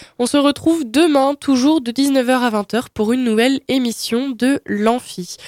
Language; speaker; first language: French; native; French